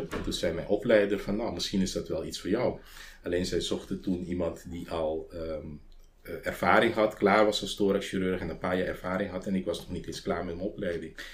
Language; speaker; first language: Dutch; non-native, local second language; Papiamento